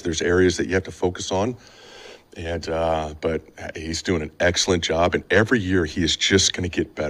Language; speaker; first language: English; native; English